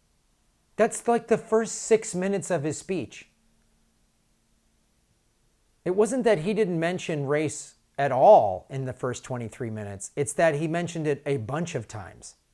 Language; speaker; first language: English; native; English